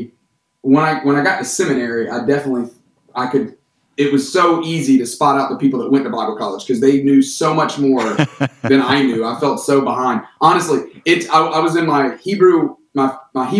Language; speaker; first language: English; native; English